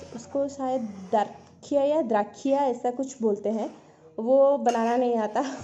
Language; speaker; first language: Hindi; non-native, local second language; Odia